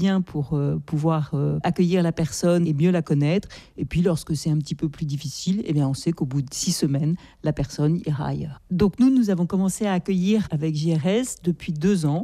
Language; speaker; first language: French; native; French